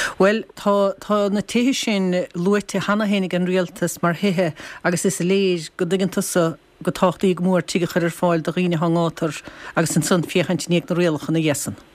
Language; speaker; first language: Irish; native; Irish